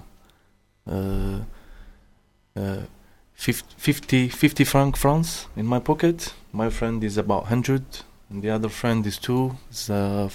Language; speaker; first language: English; non-native, learner; Arabic